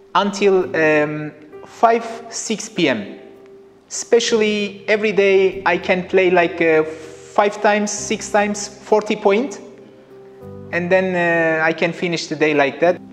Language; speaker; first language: English; non-native, fluent; Turkish